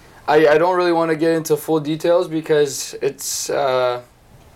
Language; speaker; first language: English; native; English